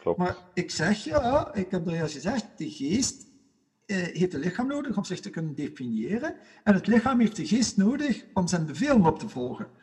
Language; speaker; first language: Dutch; native; Dutch